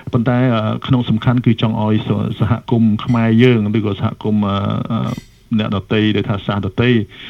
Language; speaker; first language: Khmer; early bilingual, other home language; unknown